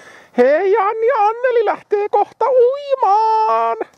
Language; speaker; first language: Finnish; native; Finnish